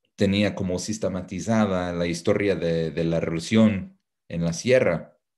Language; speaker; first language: Spanish; non-native, fluent; English